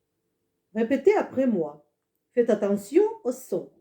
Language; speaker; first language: French; non-native, fluent; Russian